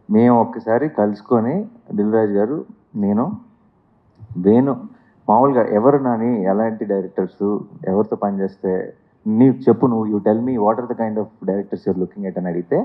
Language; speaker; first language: Telugu; native; Telugu